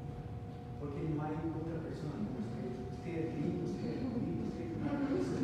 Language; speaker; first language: Spanish; non-native, learner; Portuguese